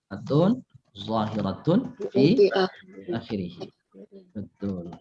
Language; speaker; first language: Arabic; non-native, fluent; Indonesian